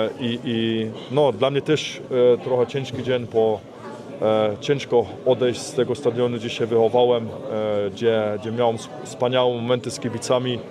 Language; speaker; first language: Polish; early bilingual, heritage; Polish